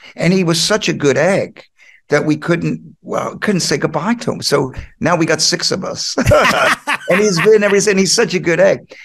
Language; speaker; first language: English; native; English